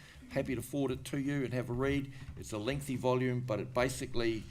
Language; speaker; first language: English; native; English